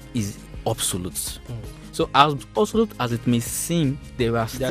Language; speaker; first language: English; non-native, local second language; Yoruba